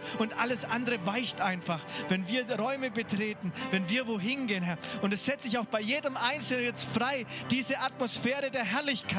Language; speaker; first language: German; native; German